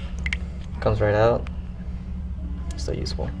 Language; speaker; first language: English; native; English